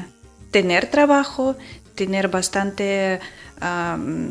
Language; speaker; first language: Spanish; non-native, learner; Ukrainian